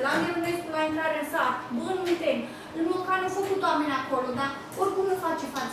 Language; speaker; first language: Romanian; native; Romanian